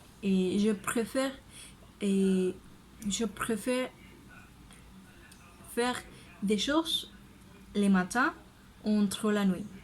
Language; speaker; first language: French; non-native, learner; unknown